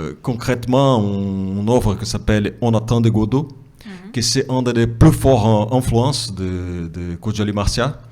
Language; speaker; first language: French; non-native, fluent; Portuguese